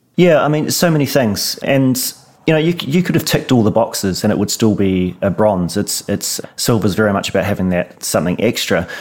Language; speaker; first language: English; native; English